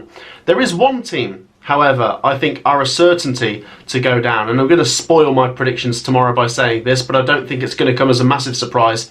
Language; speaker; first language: English; native; English